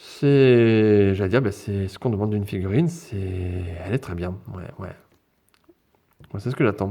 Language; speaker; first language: French; native; French